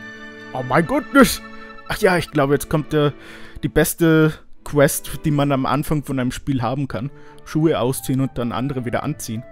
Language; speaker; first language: German; native; German